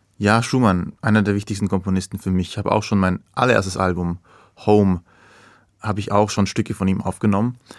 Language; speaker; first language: German; early bilingual, other home language; Persian